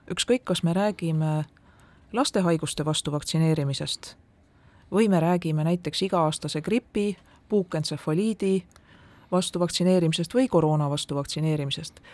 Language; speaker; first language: Estonian; native; Estonian